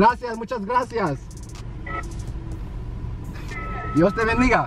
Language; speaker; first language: Spanish; early bilingual, heritage; Spanish